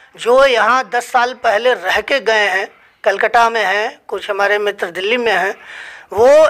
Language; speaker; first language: Hindi; native; Hindi